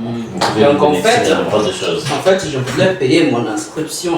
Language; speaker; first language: French; non-native, learner; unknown